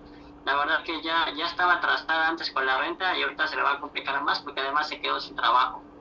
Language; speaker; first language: Spanish; native; Spanish